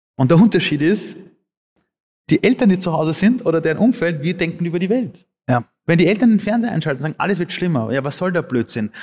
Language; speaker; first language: German; early bilingual, other home language; Persian